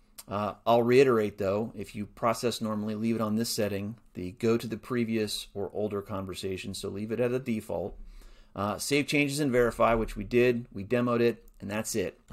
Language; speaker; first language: English; native; English